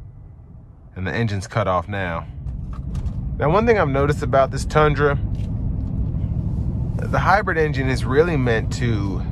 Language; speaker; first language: English; native; English